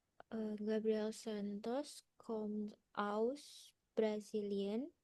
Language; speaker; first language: German; non-native, learner; Indonesian